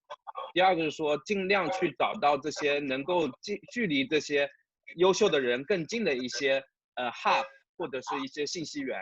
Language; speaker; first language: Chinese; native; Chinese